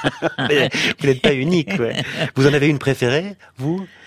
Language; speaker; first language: French; native; French